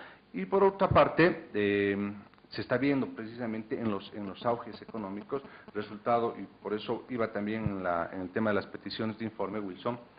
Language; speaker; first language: Spanish; native; Spanish